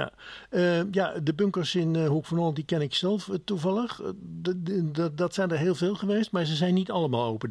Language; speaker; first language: Dutch; native; Dutch